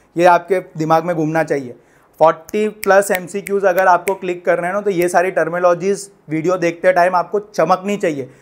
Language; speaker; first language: Hindi; non-native, local second language; Gujarati